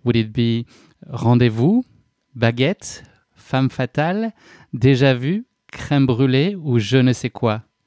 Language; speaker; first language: French; native; French